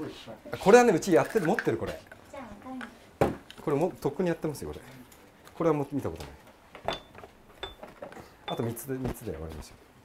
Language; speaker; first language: Japanese; native; Japanese